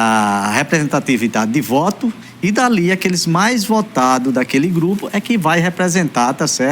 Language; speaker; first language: Portuguese; native; Portuguese